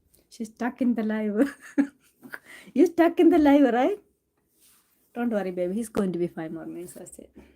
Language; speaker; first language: English; non-native, local second language; Malayalam